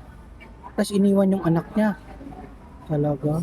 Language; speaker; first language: Filipino; non-native, local second language; Cebuano